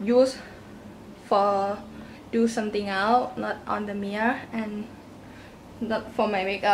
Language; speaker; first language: English; non-native, learner; Thai